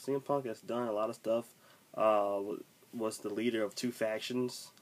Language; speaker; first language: English; native; English